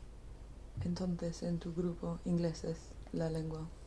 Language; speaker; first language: Spanish; non-native, fluent; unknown